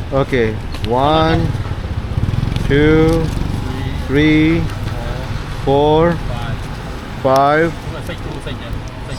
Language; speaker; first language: English; non-native, local second language; Urdu